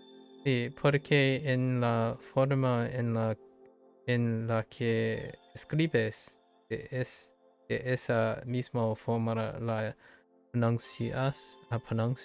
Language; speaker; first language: Spanish; non-native, learner; English